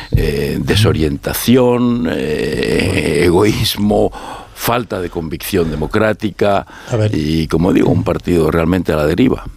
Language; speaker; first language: Spanish; native; Spanish